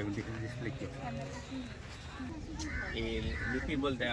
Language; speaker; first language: Hindi; non-native, local second language; Kannada